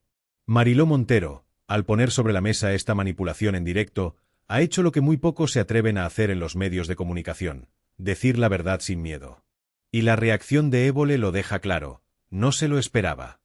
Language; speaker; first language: Spanish; native; Spanish